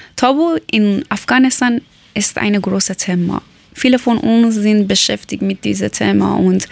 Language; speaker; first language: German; non-native, learner; Persian